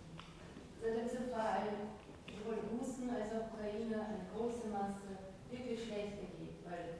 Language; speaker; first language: German; non-native, fluent; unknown